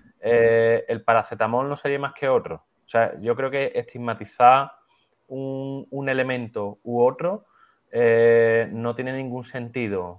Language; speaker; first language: Spanish; native; Spanish